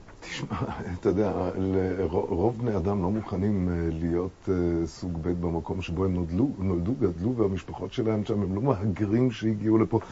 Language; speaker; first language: Hebrew; non-native, fluent; German